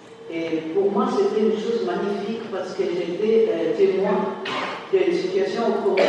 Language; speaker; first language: French; non-native, fluent; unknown